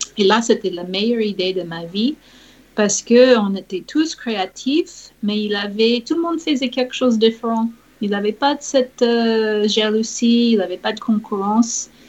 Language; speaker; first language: French; non-native, fluent; English